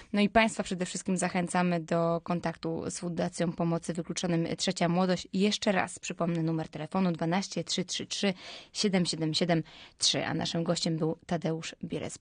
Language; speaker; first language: Polish; native; Polish